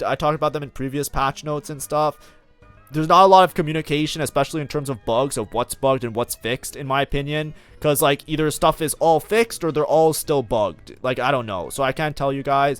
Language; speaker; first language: English; native; English